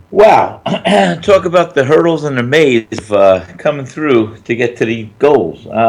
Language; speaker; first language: English; native; English